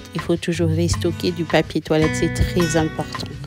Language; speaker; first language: French; non-native, local second language; Lingala